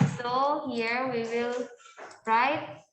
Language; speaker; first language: English; non-native, fluent; Indonesian